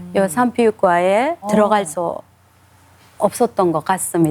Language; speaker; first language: Korean; non-native, fluent; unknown